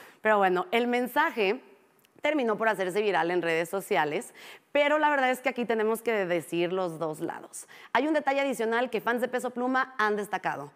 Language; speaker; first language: Spanish; native; Spanish